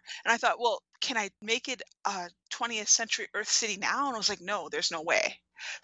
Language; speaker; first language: English; native; English